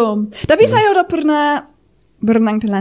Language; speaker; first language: Indonesian; non-native, fluent; German